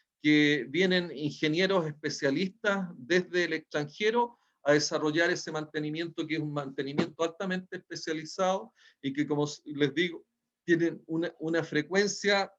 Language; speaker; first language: Spanish; native; Spanish